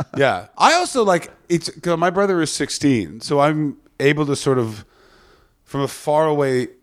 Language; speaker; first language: English; native; English